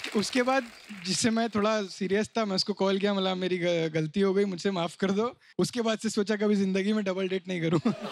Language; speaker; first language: Hindi; native; Hindi